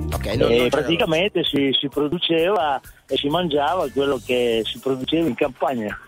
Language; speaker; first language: Italian; native; Italian